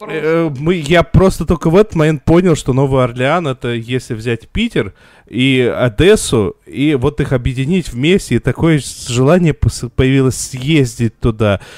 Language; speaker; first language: Russian; native; Russian